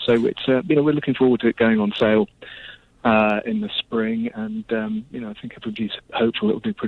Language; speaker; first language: English; native; English